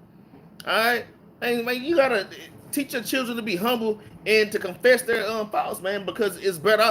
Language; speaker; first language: English; native; English